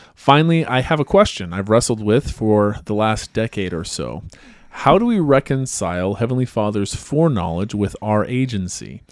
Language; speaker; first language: English; native; English